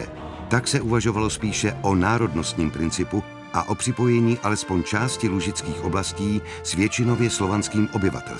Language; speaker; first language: Czech; native; Czech